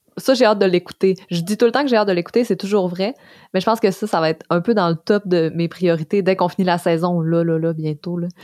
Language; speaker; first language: French; native; French